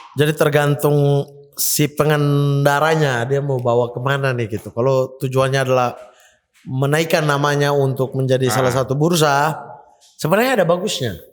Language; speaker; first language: Indonesian; native; Indonesian